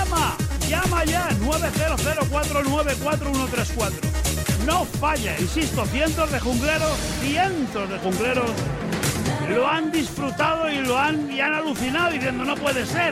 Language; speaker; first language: Spanish; native; Spanish